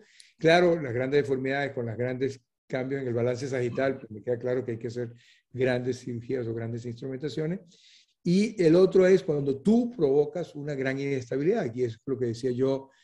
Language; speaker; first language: Spanish; native; Spanish